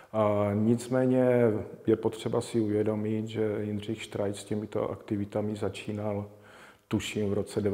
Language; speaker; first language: Czech; native; Czech